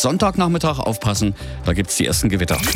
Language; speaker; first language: German; native; German